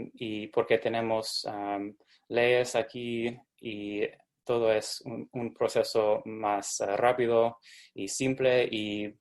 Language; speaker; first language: Spanish; non-native, fluent; English